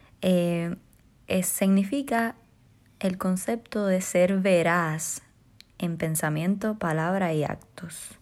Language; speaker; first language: Spanish; native; Spanish